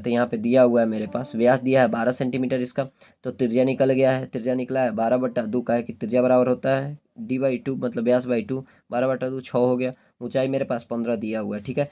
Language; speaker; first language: Hindi; native; Hindi